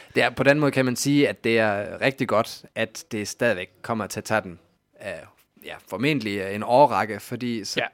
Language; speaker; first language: Danish; native; Danish